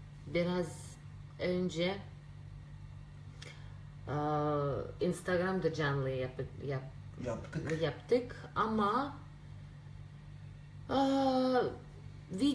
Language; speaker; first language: Turkish; non-native, learner; Russian